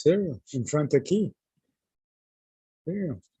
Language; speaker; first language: Portuguese; non-native, learner; English